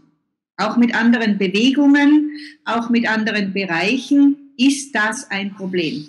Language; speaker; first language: German; native; German